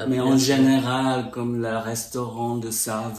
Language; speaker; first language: French; non-native, learner; Japanese